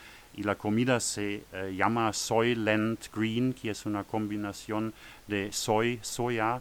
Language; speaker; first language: Spanish; non-native, learner; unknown